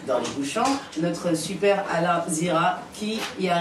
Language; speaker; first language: French; native; French